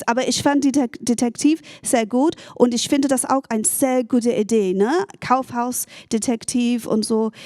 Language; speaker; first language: German; non-native, fluent; English